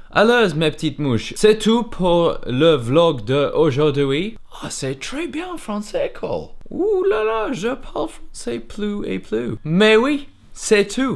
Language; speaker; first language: French; non-native, learner; English